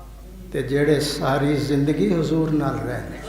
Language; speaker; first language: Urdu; non-native, local second language; Punjabi